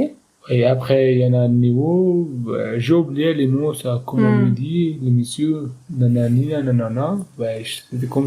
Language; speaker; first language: French; non-native, learner; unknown